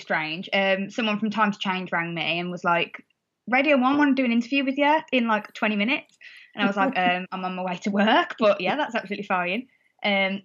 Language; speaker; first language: English; native; English